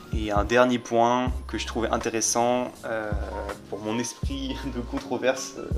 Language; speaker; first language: French; native; French